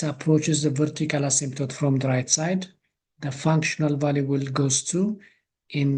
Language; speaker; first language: English; non-native, local second language; Amharic